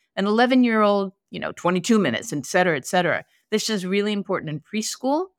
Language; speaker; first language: English; native; English